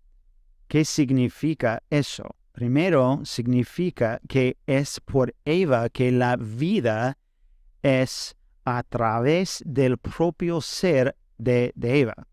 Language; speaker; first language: Spanish; non-native, fluent; English